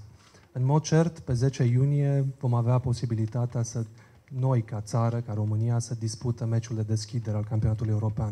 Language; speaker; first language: Romanian; native; Romanian